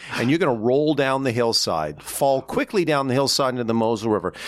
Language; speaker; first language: English; native; English